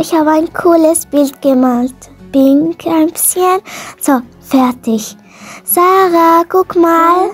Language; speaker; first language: German; non-native, learner; Arabic